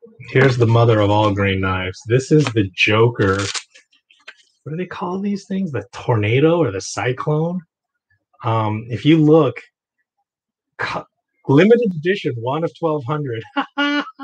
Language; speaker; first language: English; native; English